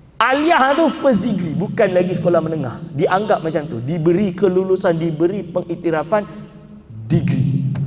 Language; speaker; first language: Malay; native; Malay